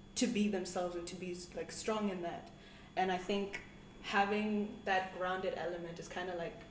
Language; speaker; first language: English; non-native, local second language; Tswana